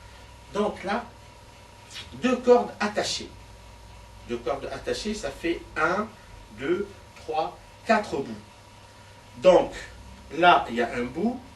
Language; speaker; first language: French; native; French